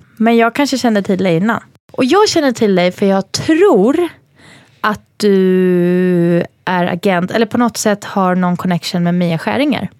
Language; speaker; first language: Swedish; early bilingual, other home language; Persian